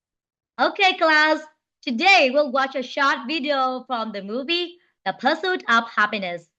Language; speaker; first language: English; non-native, fluent; Vietnamese